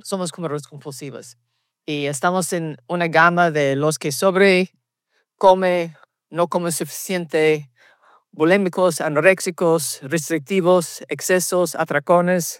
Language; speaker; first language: Spanish; early bilingual, heritage; Spanish